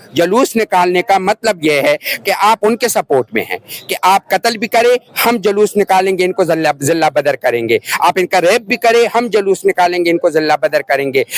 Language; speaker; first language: Urdu; non-native, local second language; Pashto